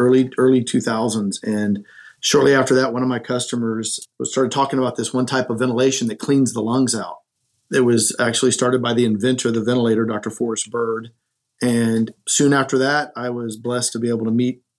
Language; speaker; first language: English; native; English